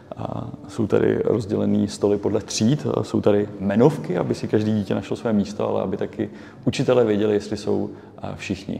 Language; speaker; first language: Czech; native; Czech